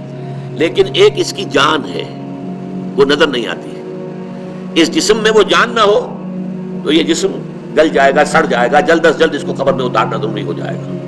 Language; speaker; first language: Urdu; native; Urdu